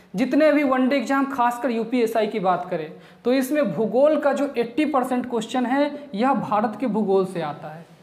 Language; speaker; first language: Hindi; non-native, local second language; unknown